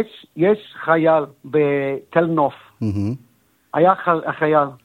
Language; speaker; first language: Hebrew; non-native, learner; English